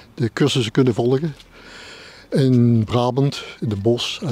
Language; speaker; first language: Dutch; native; Dutch